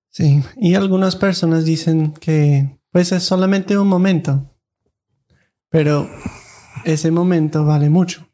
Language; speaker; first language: Spanish; non-native, fluent; English